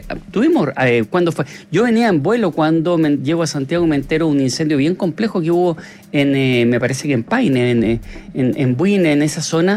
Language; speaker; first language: Spanish; native; Spanish